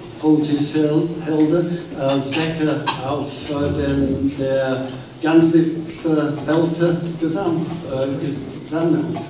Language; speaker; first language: German; non-native, learner; English